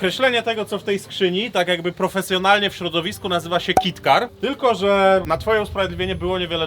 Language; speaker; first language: Polish; native; Polish